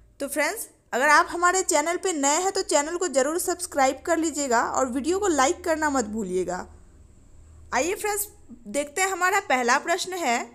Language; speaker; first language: Hindi; native; Hindi